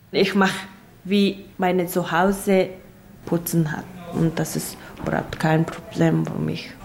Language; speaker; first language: German; non-native, learner; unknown